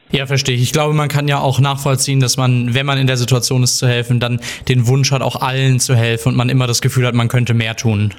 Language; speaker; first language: German; native; German